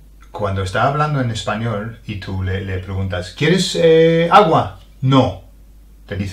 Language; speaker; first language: Spanish; non-native, fluent; English